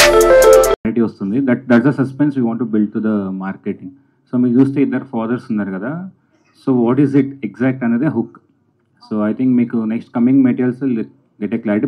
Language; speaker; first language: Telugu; native; Telugu